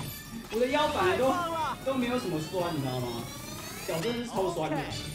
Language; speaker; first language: Chinese; native; Chinese